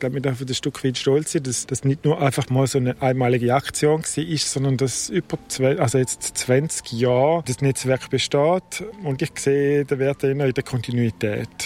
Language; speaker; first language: German; native; German